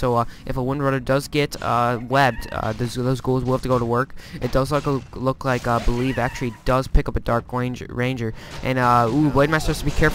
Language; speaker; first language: English; native; English